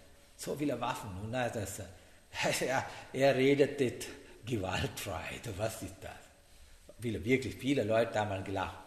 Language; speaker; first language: German; non-native, learner; Sinhala